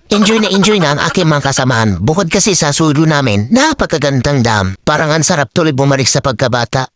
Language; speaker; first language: Filipino; non-native, local second language; Iloko